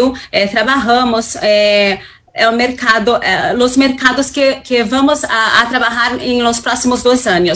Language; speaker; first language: Spanish; non-native, fluent; Portuguese